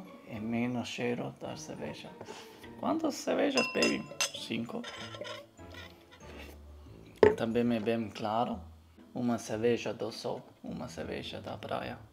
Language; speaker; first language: Portuguese; non-native, learner; German